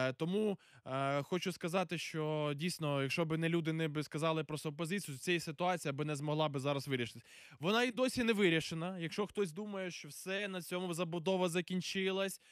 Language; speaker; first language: Ukrainian; native; Ukrainian